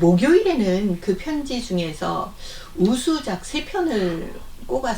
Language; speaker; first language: Korean; native; Korean